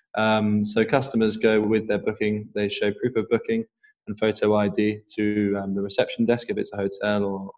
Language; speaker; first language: English; native; English